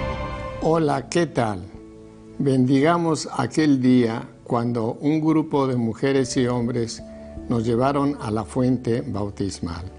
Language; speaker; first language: Spanish; native; Spanish